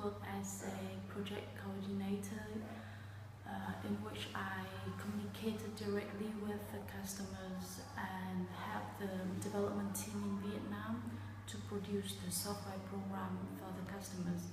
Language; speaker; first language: English; non-native, fluent; Vietnamese